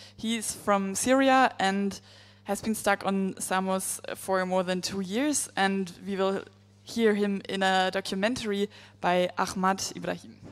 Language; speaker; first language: English; non-native, fluent; German